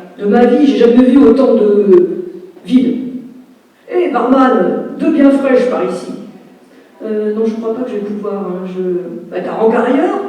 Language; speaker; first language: French; native; French